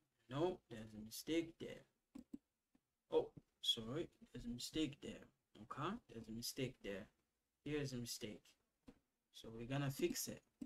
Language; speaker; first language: English; non-native, fluent; Lingala